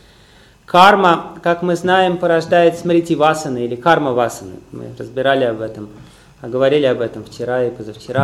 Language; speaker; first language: Russian; native; Russian